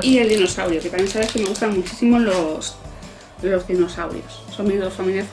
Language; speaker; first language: Spanish; native; Spanish